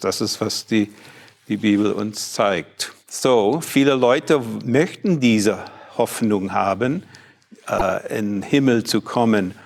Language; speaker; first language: German; non-native, fluent; English